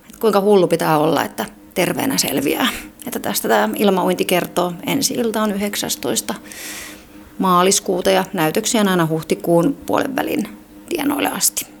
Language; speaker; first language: Finnish; native; Finnish